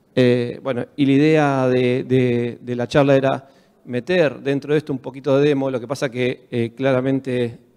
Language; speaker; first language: Spanish; native; Spanish